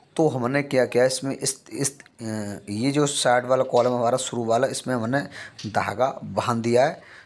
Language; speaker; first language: Hindi; native; Hindi